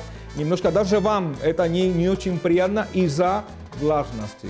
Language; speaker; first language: Russian; non-native, fluent; Spanish